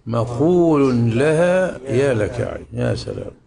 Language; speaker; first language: Arabic; native; Arabic